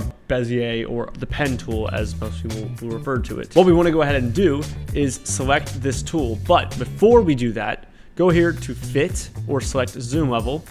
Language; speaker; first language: English; native; English